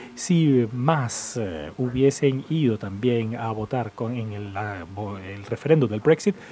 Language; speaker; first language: Spanish; non-native, fluent; English